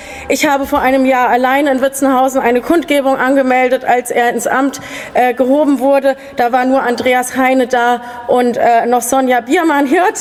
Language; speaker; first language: German; native; German